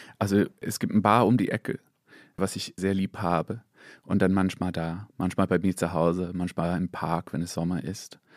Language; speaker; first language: German; non-native, fluent; English